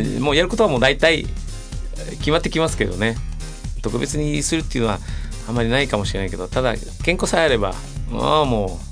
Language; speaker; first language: Japanese; non-native, fluent; Spanish